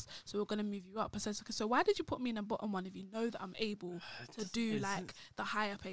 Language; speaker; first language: English; native; English